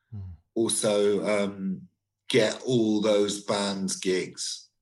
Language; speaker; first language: English; native; English